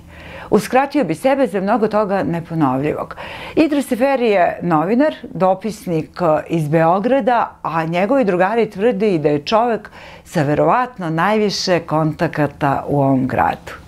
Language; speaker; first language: Serbian; native; Serbian